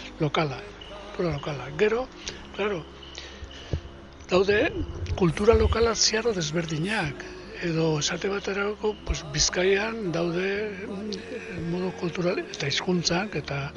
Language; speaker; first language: Basque; native; Basque